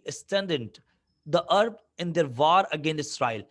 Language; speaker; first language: English; non-native, local second language; Urdu